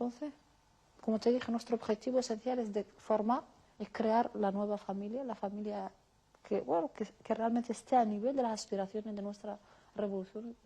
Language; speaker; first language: Spanish; non-native, local second language; Arabic